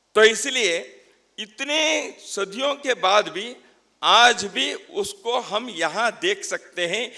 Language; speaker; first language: Hindi; non-native, local second language; Kannada